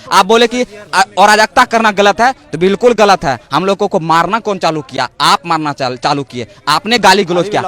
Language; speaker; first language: Hindi; native; Hindi